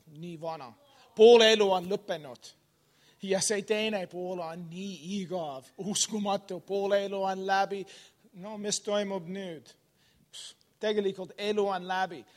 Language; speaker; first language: Estonian; non-native, learner; English